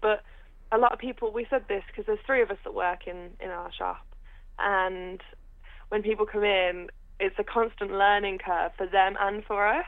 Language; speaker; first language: English; native; English